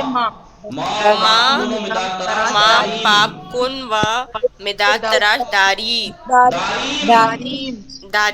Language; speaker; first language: Persian; non-native, learner; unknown